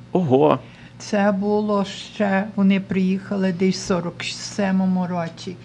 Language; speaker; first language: Ukrainian; early bilingual, heritage; Ukrainian